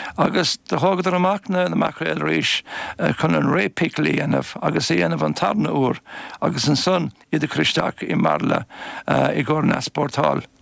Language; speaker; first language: Irish; native; Irish